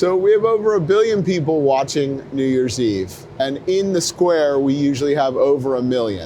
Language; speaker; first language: English; native; English